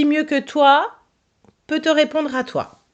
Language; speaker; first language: French; native; French